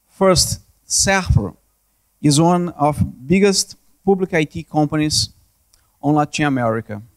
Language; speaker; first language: English; non-native, learner; Portuguese